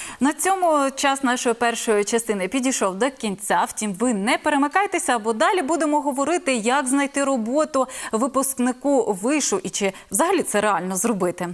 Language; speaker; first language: Ukrainian; native; Ukrainian